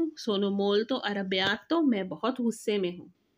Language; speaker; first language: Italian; non-native, fluent; Urdu